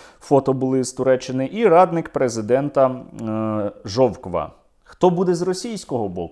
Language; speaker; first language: Ukrainian; native; Ukrainian